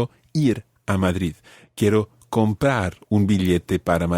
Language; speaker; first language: Spanish; non-native, fluent; English